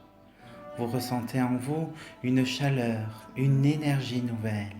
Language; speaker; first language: French; native; French